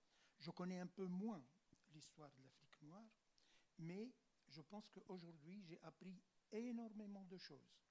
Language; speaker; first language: French; non-native, local second language; Arabic